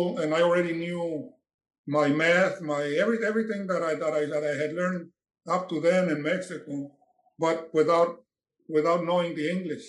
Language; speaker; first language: English; non-native, fluent; Spanish